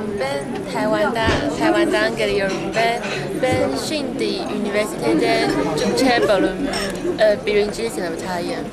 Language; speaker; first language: Turkish; non-native, learner; Chinese